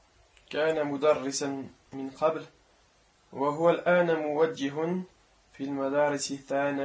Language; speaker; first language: Arabic; non-native, learner; French